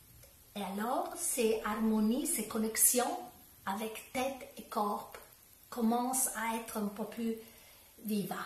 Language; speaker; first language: French; non-native, learner; Italian